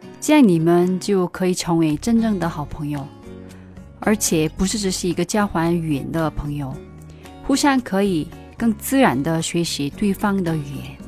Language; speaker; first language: Chinese; non-native, fluent; Korean